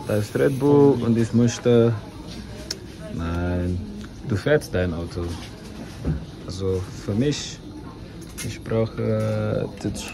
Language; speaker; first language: German; non-native, learner; English